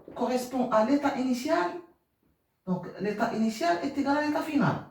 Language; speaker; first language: French; non-native, local second language; Arabic